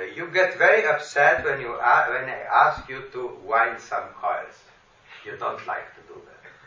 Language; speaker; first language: English; non-native, fluent; Slovenian